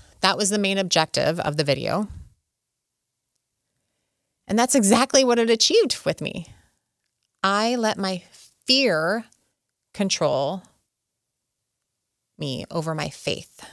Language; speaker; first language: English; native; English